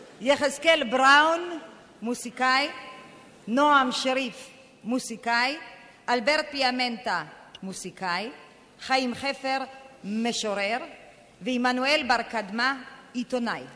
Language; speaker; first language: Hebrew; native; Hebrew